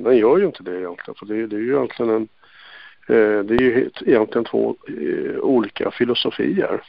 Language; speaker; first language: Swedish; native; Swedish